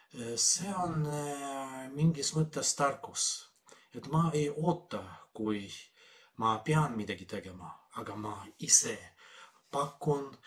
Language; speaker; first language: Estonian; non-native, fluent; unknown